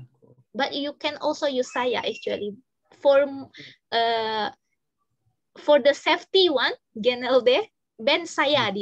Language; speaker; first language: English; non-native, fluent; Indonesian